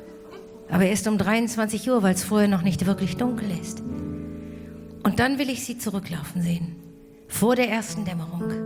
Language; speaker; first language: German; native; German